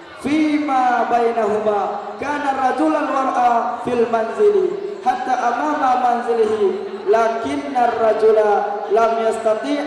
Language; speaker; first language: Arabic; non-native, learner; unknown